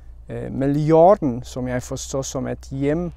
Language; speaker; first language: Danish; non-native, learner; Polish